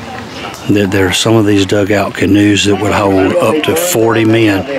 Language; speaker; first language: English; native; English